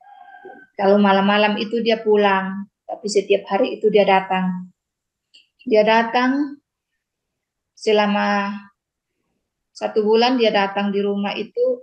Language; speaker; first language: Indonesian; non-native, local second language; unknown